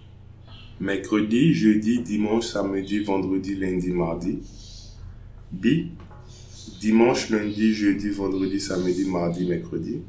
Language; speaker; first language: French; non-native, fluent; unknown